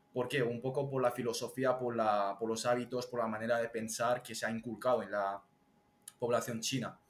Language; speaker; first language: Spanish; early bilingual, other home language; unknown